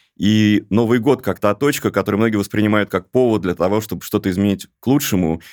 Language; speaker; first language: Russian; native; Russian